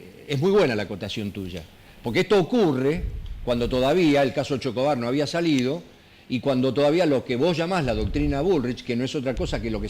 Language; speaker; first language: Spanish; native; Spanish